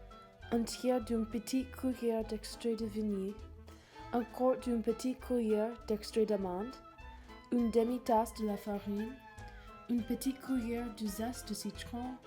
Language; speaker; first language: French; non-native, learner; English